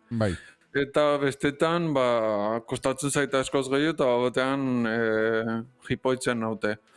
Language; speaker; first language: Basque; non-native, local second language; Spanish